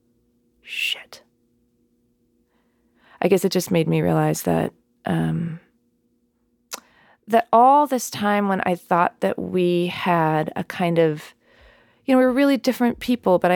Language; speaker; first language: English; native; English